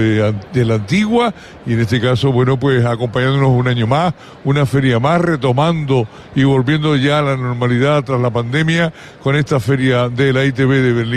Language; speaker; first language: Spanish; native; Spanish